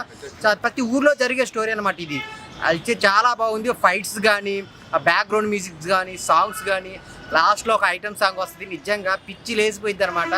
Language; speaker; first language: Telugu; native; Telugu